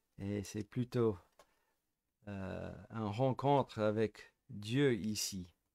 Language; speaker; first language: French; non-native, fluent; English